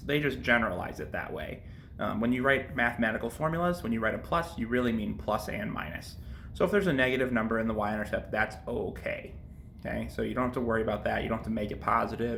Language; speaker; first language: English; native; English